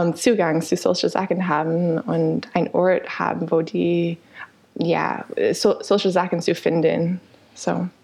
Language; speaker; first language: German; non-native, fluent; English